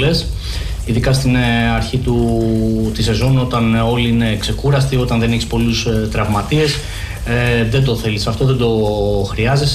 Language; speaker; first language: Greek; non-native, fluent; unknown